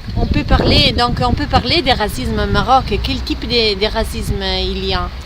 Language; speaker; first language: French; non-native, learner; Italian